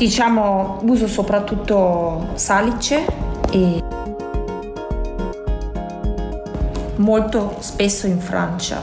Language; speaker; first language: Italian; non-native, fluent; German